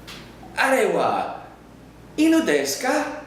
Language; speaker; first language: Japanese; non-native, learner; English